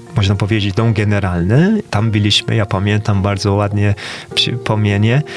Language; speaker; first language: Polish; non-native, fluent; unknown